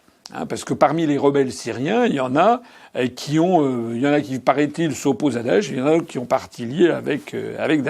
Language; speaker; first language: French; native; French